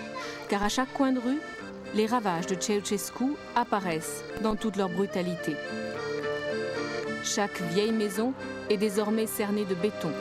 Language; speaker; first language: French; native; French